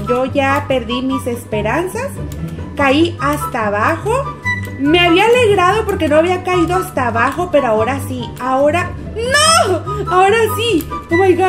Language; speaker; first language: Spanish; native; Spanish